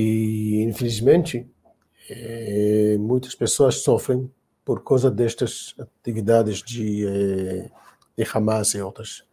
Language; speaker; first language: Portuguese; non-native, fluent; Hebrew